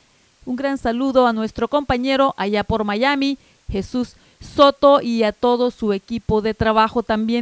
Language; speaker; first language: Spanish; native; Spanish